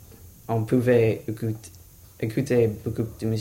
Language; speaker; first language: French; non-native, learner; English